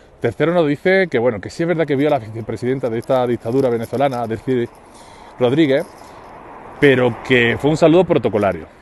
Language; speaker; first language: Spanish; native; Spanish